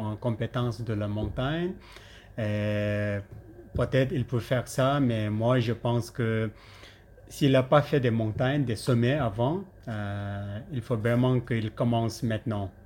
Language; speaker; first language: French; non-native, learner; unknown